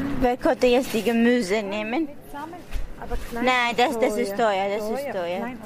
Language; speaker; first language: German; non-native, learner; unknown